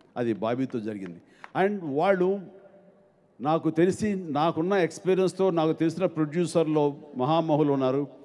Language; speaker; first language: Telugu; native; Telugu